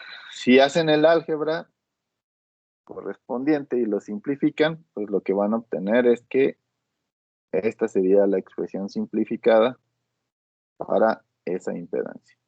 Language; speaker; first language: Spanish; native; Spanish